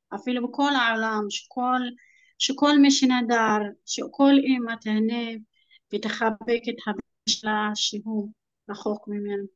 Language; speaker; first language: Hebrew; non-native, local second language; Arabic